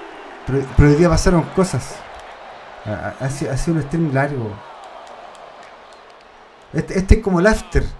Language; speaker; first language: Spanish; native; Spanish